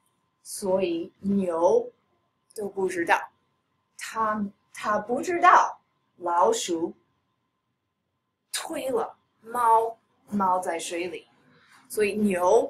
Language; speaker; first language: Chinese; non-native, fluent; English